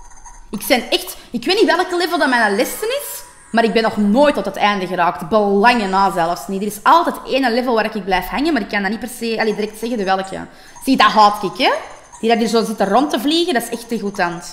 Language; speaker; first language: Dutch; native; Dutch